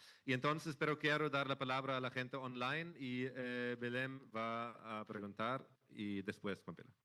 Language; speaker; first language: Spanish; non-native, fluent; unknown